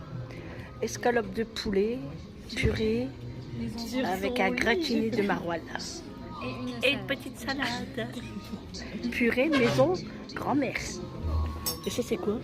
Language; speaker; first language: French; native; French